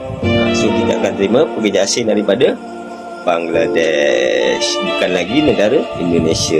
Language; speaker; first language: Malay; native; Malay